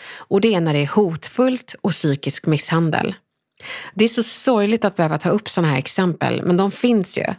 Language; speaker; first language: Swedish; native; Swedish